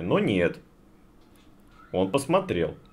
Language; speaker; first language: Russian; native; Russian